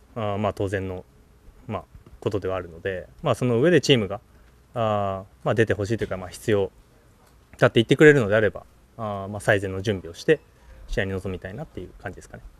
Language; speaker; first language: Japanese; native; Japanese